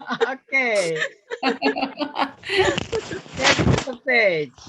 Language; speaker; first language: English; non-native, learner; Japanese